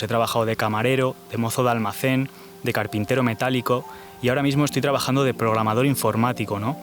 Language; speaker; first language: Spanish; native; Spanish